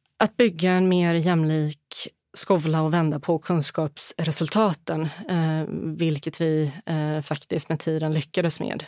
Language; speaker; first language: Swedish; early bilingual, other home language; Bosnian